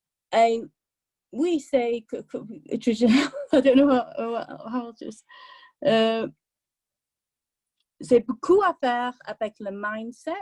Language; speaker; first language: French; non-native, fluent; English